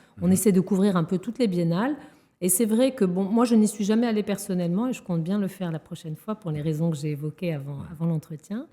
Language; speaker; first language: French; non-native, local second language; Arabic